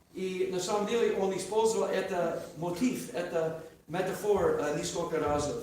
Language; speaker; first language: Russian; non-native, learner; English